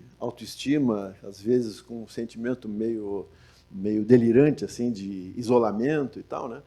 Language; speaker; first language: Portuguese; native; Portuguese